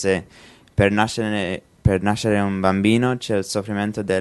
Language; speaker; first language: Italian; early bilingual, heritage; English